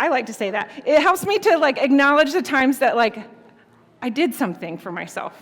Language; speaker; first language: English; native; English